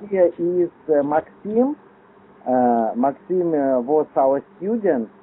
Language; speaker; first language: English; non-native, learner; Lithuanian